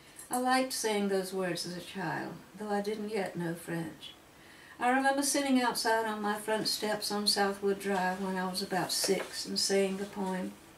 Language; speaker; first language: English; native; English